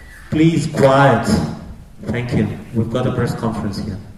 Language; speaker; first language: English; non-native, fluent; Russian